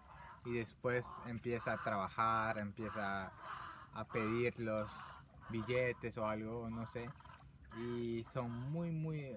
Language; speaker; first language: Spanish; non-native, fluent; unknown